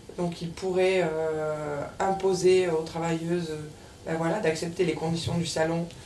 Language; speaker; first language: French; native; French